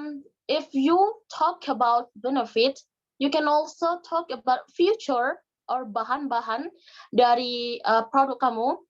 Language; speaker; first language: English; non-native, learner; Indonesian